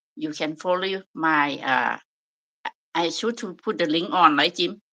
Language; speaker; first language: English; non-native, learner; Thai